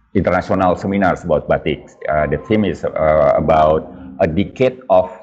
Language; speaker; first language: English; non-native, fluent; Indonesian